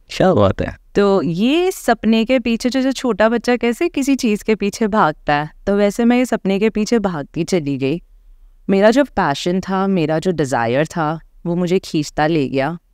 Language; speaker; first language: Hindi; native; Hindi